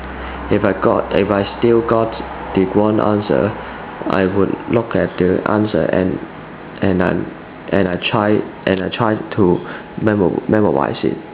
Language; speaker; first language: English; non-native, learner; Cantonese